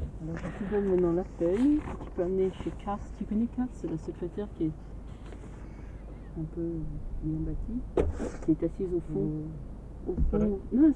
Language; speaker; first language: French; native; French